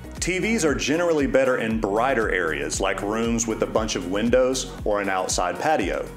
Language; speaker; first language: English; native; English